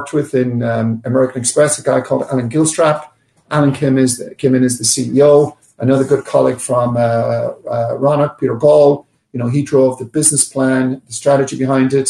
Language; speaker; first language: English; native; English